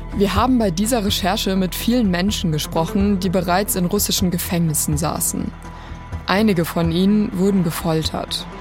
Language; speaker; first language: German; native; German